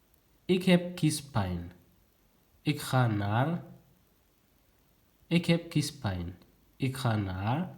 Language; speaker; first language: Dutch; non-native, learner; Tigrinya